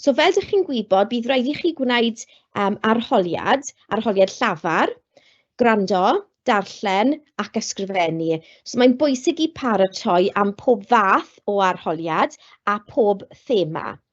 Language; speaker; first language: Welsh; non-native, local second language; English